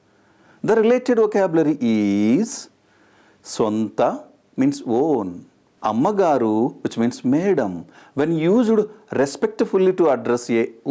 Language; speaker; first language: English; non-native, local second language; Telugu